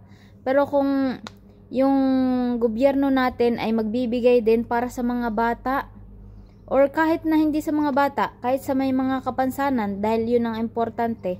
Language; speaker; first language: Filipino; native; Filipino